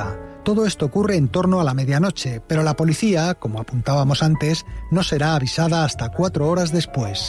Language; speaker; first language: Spanish; native; Spanish